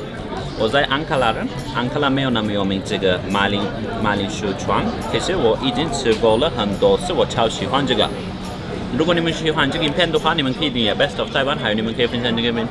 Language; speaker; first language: Chinese; non-native, learner; Turkish